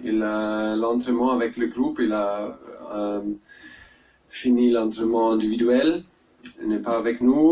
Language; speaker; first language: French; non-native, learner; German